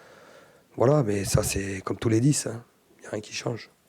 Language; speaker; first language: French; native; French